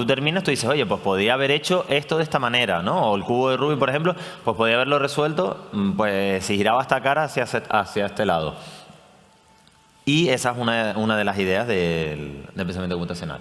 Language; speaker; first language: Spanish; native; Spanish